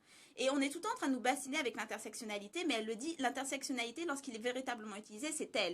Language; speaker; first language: French; native; French